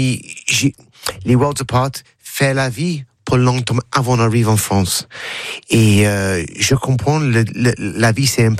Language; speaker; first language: French; non-native, learner; English